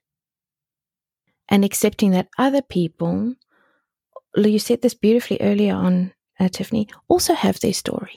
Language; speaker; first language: English; native; English